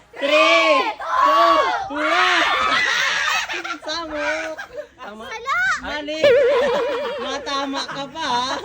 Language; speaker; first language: Filipino; non-native, local second language; Bikol